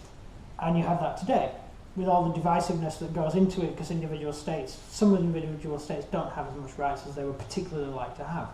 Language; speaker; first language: English; native; English